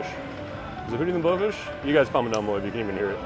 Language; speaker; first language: English; native; English